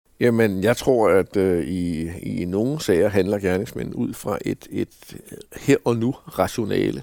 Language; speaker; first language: Danish; native; Danish